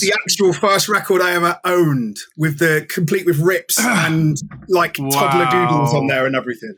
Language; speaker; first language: English; native; English